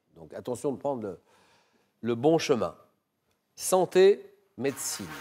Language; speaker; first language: French; native; French